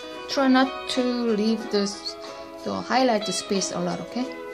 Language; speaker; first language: English; non-native, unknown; Korean